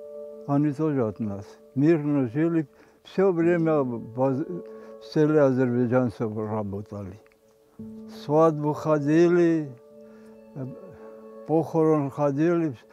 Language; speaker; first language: Russian; non-native, local second language; Armenian